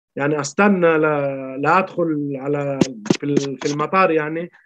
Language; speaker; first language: Arabic; early bilingual, heritage; Spanish